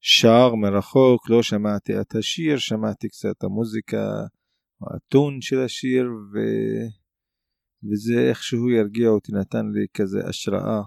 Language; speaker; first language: Hebrew; non-native, local second language; Arabic